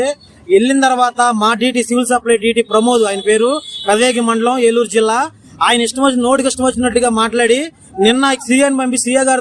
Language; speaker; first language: Telugu; native; Telugu